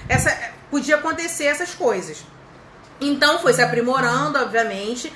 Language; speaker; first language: Portuguese; native; Portuguese